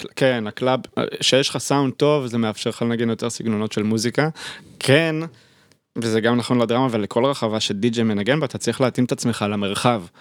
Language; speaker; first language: Hebrew; native; Hebrew